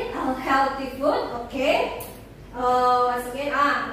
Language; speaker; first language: English; non-native, fluent; Indonesian